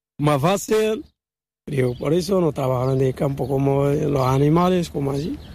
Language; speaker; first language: Spanish; non-native, learner; Arabic